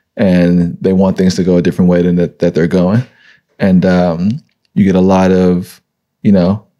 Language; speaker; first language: English; native; English